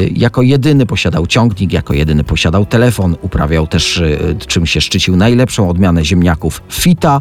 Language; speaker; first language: Polish; native; Polish